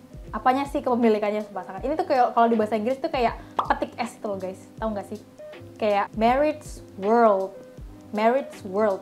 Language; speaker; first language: Indonesian; native; Indonesian